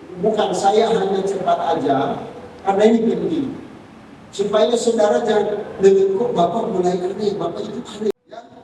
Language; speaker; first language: Indonesian; native; Indonesian